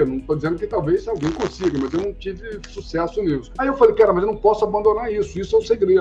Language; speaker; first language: Portuguese; native; Portuguese